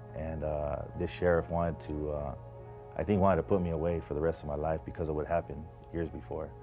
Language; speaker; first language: English; native; English